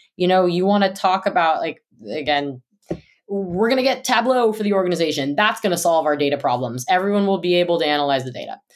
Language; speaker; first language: English; native; English